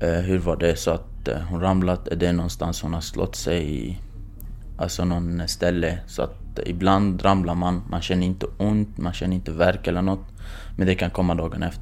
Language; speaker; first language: Swedish; non-native, fluent; Kurdish